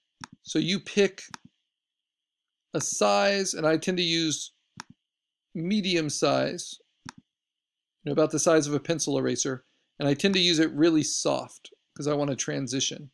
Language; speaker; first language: English; native; English